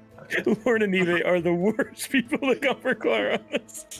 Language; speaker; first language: English; native; English